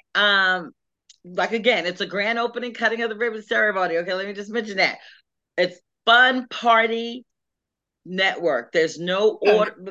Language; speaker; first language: English; native; English